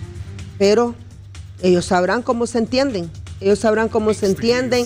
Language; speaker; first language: Spanish; native; Spanish